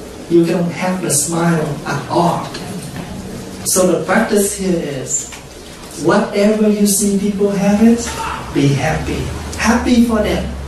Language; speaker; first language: English; non-native, fluent; Vietnamese